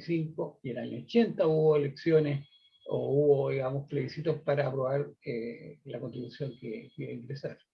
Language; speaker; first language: Spanish; native; Spanish